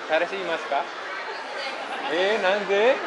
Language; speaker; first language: Japanese; non-native, learner; Indonesian